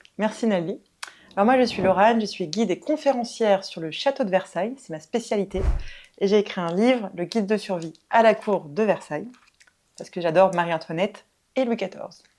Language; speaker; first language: French; native; French